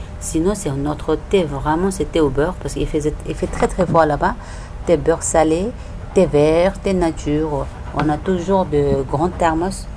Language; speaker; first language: French; non-native, learner; Tibetan